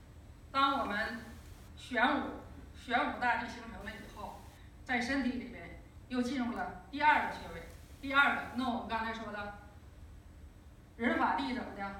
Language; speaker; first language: Chinese; native; Chinese